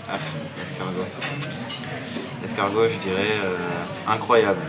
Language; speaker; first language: French; native; French